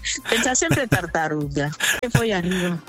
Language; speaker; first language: Italian; non-native, learner; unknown